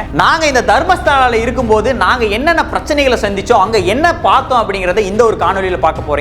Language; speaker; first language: Tamil; native; Tamil